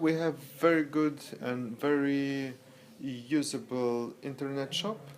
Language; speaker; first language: English; non-native, learner; Russian